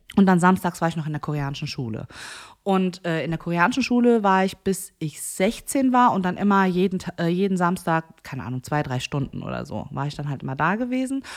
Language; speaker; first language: German; early bilingual, other home language; Korean